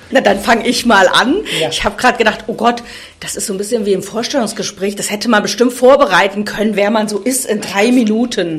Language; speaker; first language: German; native; German